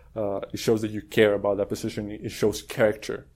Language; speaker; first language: English; non-native, fluent; Spanish